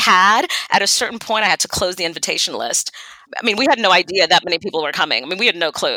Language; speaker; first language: English; non-native, fluent; Haitian Creole